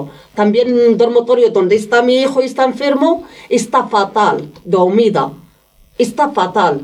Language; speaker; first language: Spanish; non-native, learner; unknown